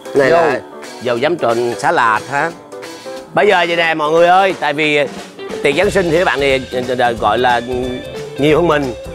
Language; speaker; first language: Vietnamese; native; Vietnamese